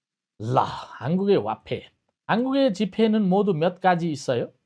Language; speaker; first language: Korean; non-native, fluent; Nepali